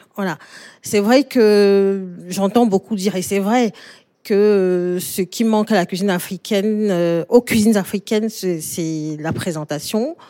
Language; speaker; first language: French; native; French